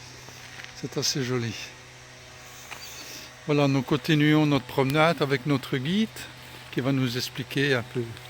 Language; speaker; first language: French; native; French